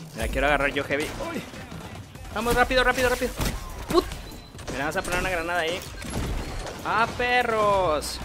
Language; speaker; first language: Spanish; native; Spanish